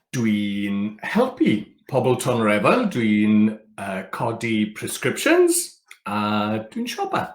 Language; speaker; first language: Welsh; non-native, local second language; English